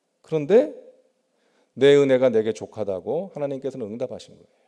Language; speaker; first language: Korean; native; Korean